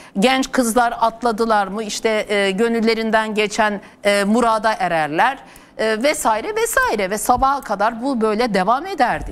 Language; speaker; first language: Turkish; non-native, local second language; Kurdish